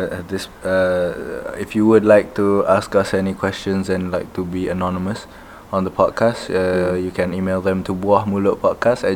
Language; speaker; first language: English; non-native, local second language; Malay